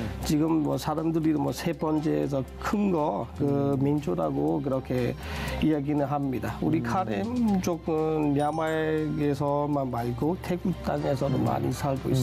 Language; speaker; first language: Korean; non-native, learner; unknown